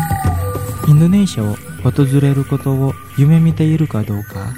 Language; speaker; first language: Japanese; non-native, fluent; Indonesian